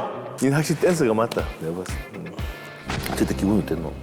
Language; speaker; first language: Korean; native; Korean